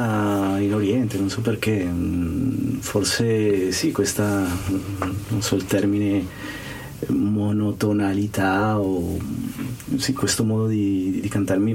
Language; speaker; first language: Italian; non-native, fluent; Spanish